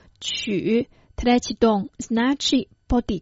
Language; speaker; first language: Croatian; non-native, fluent; Chinese